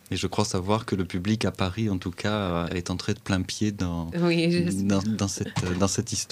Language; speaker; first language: French; native; French